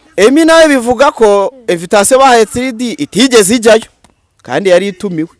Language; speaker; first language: Kinyarwanda; native; Kinyarwanda